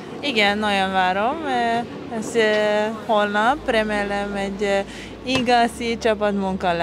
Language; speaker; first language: Hungarian; non-native, learner; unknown